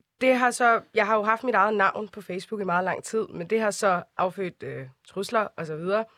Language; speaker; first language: Danish; early bilingual, other home language; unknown